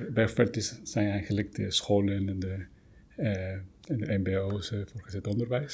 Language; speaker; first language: Dutch; non-native, fluent; Spanish